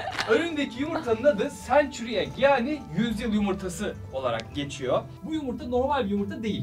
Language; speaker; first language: Turkish; native; Turkish